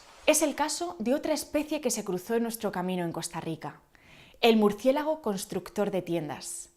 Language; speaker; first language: Spanish; native; Spanish